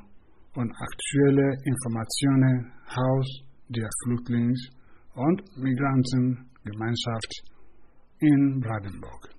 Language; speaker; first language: German; non-native, fluent; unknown